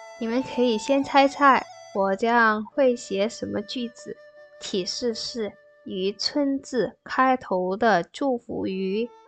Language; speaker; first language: Chinese; non-native, fluent; Indonesian